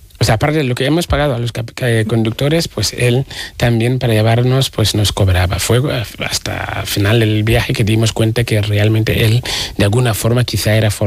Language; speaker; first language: Spanish; non-native, fluent; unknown